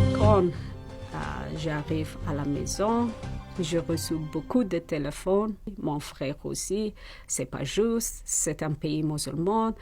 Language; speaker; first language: French; non-native, learner; Persian